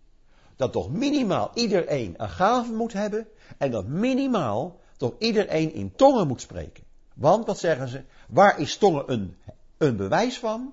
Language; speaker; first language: Dutch; native; Dutch